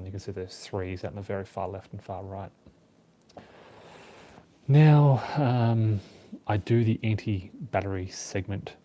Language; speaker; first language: English; native; English